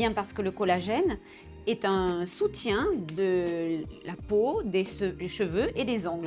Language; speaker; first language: French; native; French